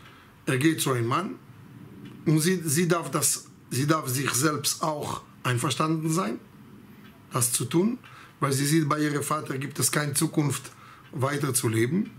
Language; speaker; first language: German; non-native, fluent; Hebrew